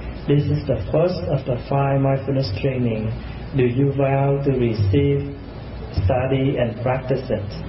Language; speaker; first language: English; non-native, fluent; Vietnamese